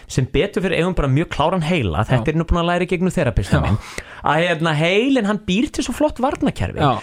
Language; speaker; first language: Icelandic; native; Icelandic